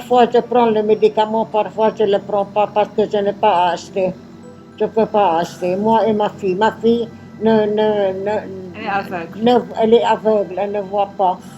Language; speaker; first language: French; non-native, local second language; Arabic